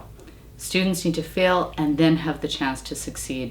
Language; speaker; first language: English; native; English